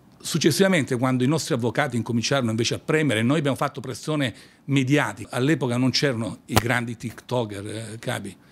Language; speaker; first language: Italian; native; Italian